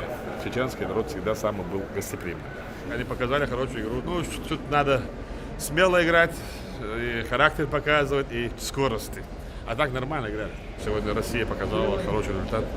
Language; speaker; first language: Russian; non-native, local second language; Chechen